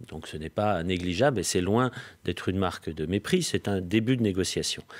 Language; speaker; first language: French; native; French